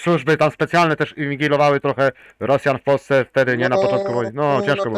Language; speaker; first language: Polish; native; Polish